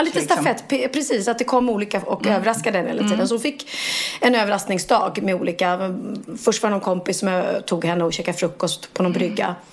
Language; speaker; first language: Swedish; native; Swedish